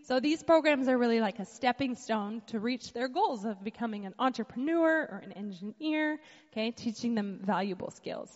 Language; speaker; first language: English; native; English